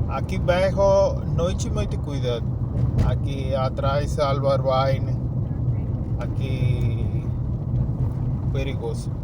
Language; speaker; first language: Portuguese; non-native, learner; Tamil